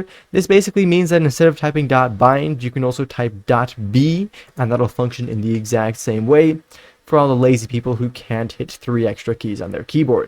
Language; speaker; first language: English; non-native, fluent; Dutch